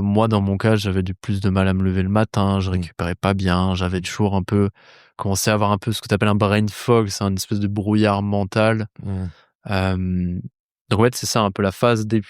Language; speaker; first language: French; native; French